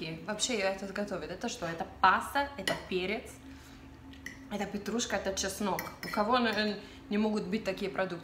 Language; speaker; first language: Russian; non-native, fluent; Italian